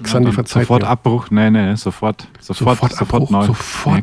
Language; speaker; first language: German; native; German